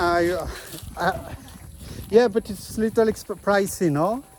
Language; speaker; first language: English; non-native, learner; French